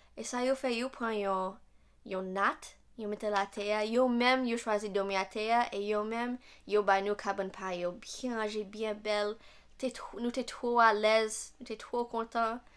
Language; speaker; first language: Haitian Creole; non-native, learner; English